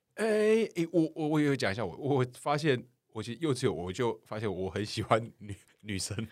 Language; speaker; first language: Chinese; native; Chinese